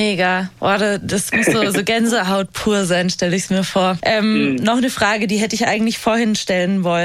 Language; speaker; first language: German; native; German